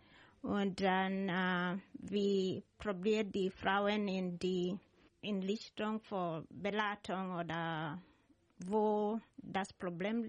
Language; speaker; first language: German; non-native, learner; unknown